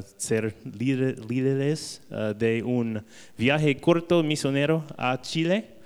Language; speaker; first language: Spanish; non-native, learner; English